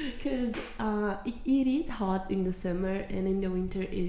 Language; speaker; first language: English; non-native, fluent; Portuguese